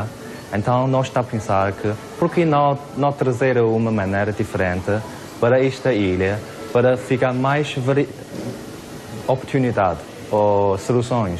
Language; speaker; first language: Portuguese; non-native, learner; Korean